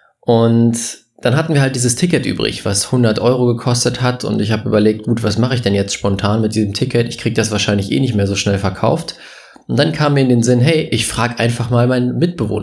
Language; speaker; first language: German; native; German